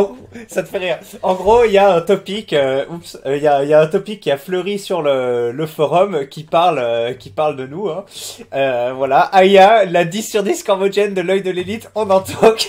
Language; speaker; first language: French; native; French